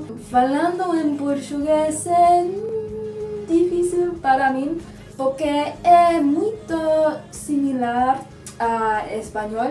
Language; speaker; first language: Portuguese; non-native, learner; English